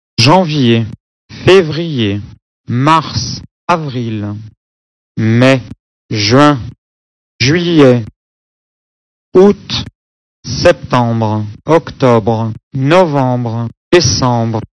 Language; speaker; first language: French; non-native, learner; Portuguese